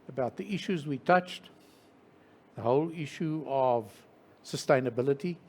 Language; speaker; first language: English; non-native, local second language; Afrikaans